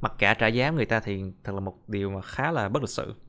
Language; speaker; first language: Vietnamese; native; Vietnamese